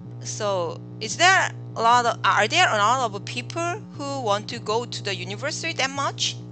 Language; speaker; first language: English; non-native, learner; Korean